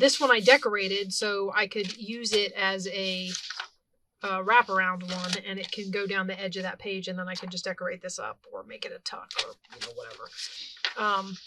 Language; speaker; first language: English; native; English